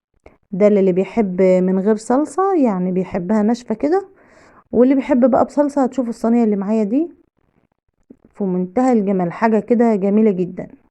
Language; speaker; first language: Arabic; native; Arabic